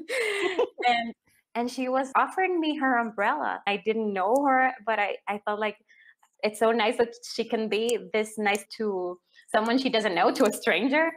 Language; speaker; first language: English; non-native, fluent; Spanish